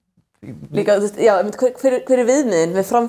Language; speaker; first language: Icelandic; native; Icelandic